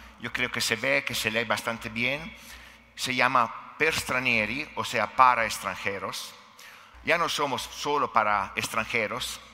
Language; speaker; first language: Spanish; non-native, fluent; Italian